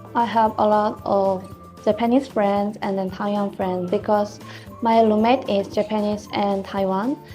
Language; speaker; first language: English; non-native, learner; Korean